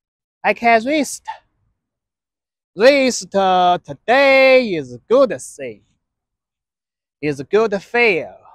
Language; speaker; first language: English; non-native, learner; Chinese